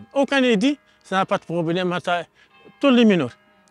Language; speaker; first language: French; non-native, learner; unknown